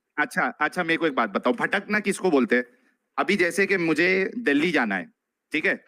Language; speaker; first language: Hindi; native; Hindi